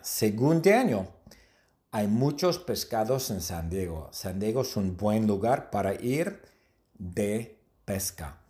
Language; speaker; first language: Spanish; non-native, fluent; English